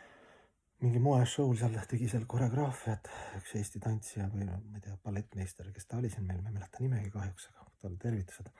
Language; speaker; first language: Estonian; native; Estonian